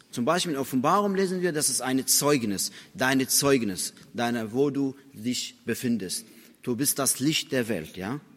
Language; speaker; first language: German; non-native, fluent; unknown